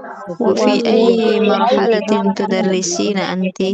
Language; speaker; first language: Arabic; non-native, learner; Indonesian